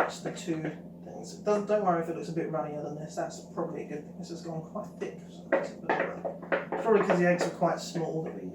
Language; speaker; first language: English; native; English